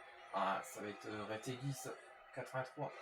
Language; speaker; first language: French; native; French